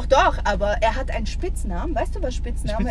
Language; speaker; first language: German; early bilingual, other home language; Bosnian